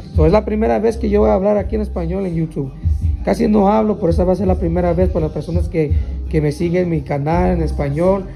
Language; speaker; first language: Spanish; early bilingual, heritage; Spanish